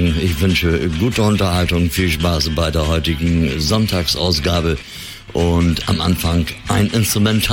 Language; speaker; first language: German; native; German